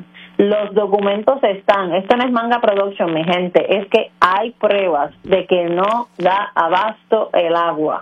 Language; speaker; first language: Spanish; native; Spanish